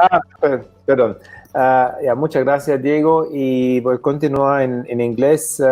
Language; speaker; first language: Spanish; non-native, fluent; German